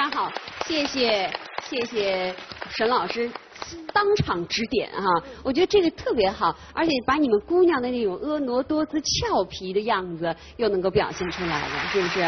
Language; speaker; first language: Chinese; native; Chinese